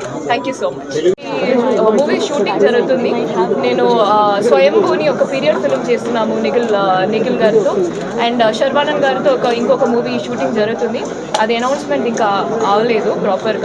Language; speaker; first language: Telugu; non-native, fluent; Malayalam